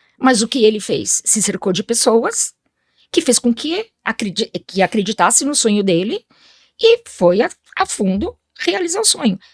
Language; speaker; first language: Portuguese; early bilingual, other home language; Spanish